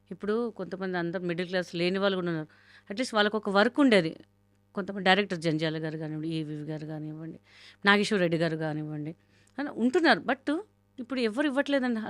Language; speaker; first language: Telugu; non-native, local second language; Hindi